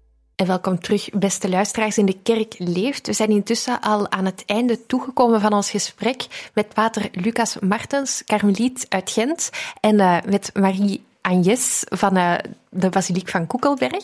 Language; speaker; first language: Dutch; native; Dutch